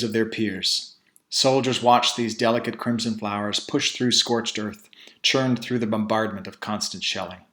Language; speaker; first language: English; native; English